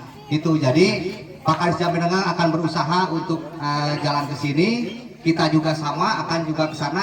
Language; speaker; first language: Indonesian; non-native, local second language; Sundanese